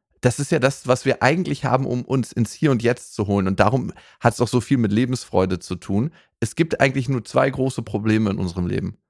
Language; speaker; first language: German; native; German